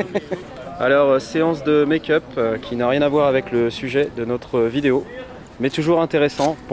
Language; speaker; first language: French; native; French